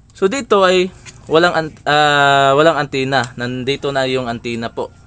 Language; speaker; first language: Filipino; non-native, local second language; Cebuano